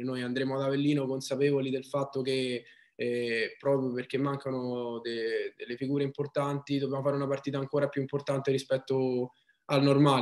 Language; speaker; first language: Italian; native; Italian